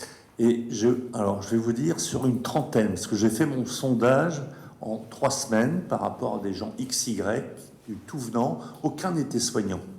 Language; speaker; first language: French; native; French